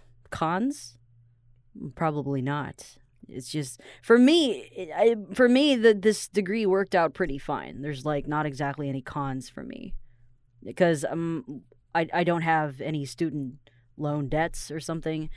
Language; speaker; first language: English; non-native, fluent; Chinese